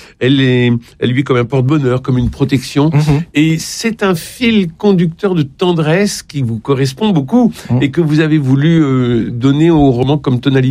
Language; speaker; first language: French; native; French